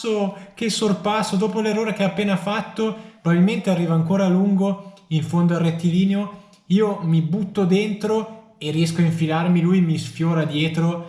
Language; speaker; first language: Italian; native; Italian